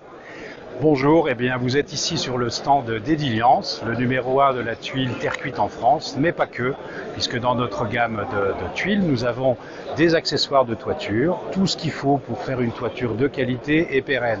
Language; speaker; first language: French; native; French